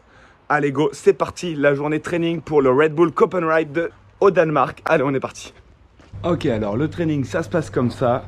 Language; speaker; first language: French; native; French